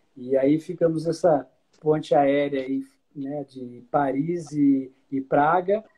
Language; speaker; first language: Portuguese; native; Portuguese